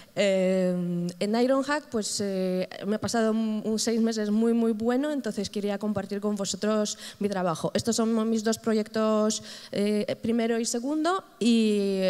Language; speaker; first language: Spanish; non-native, fluent; Polish